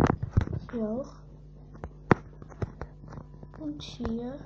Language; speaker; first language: German; early bilingual, other home language; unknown